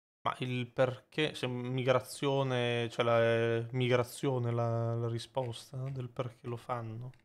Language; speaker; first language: Italian; native; Italian